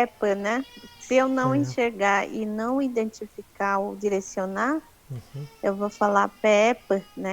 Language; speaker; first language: Portuguese; native; Portuguese